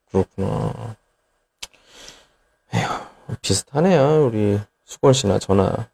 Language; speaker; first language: Korean; native; Korean